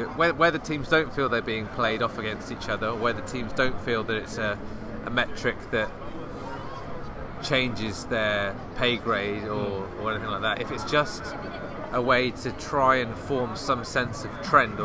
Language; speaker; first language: English; native; English